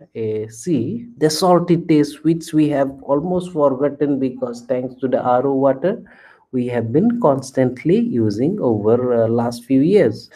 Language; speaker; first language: English; non-native, local second language; Assamese